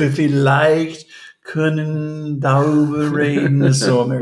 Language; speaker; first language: German; non-native, fluent; English